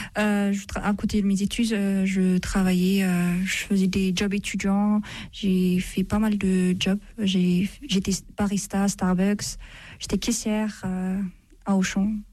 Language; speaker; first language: French; non-native, fluent; Amharic